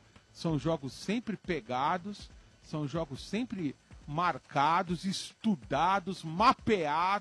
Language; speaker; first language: Portuguese; native; Portuguese